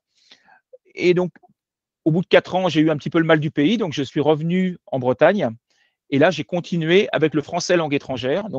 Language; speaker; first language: French; native; French